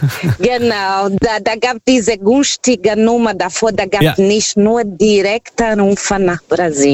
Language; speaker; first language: German; non-native, fluent; Portuguese